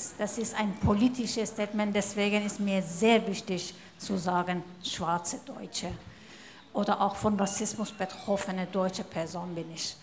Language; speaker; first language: German; non-native, fluent; Persian